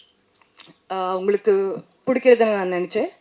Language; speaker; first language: Tamil; non-native, learner; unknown